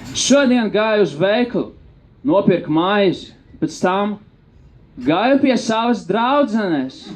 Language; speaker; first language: Latvian; non-native, local second language; Russian